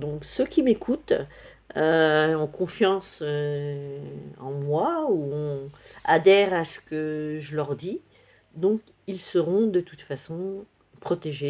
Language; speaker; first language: French; native; French